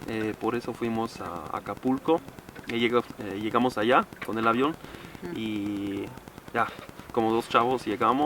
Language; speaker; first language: Spanish; non-native, fluent; German